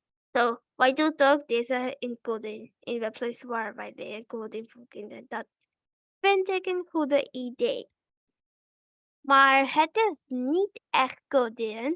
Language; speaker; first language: Dutch; early bilingual, other home language; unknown